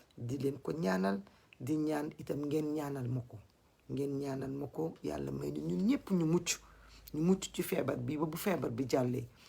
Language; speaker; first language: Wolof; non-native, local second language; Fula